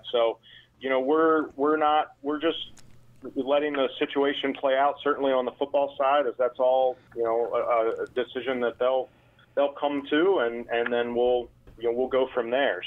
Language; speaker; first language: English; native; English